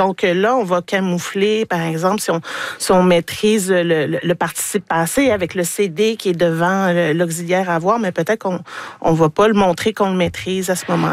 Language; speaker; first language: French; native; French